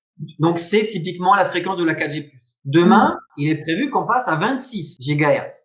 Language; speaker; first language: French; native; French